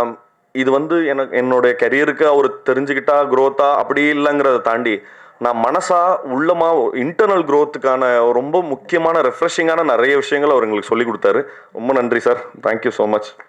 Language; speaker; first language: Tamil; native; Tamil